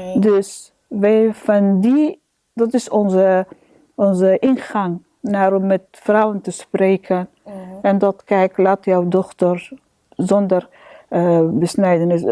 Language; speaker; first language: Dutch; non-native, learner; Arabic